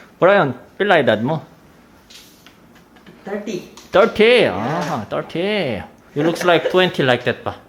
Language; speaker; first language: English; non-native, learner; Korean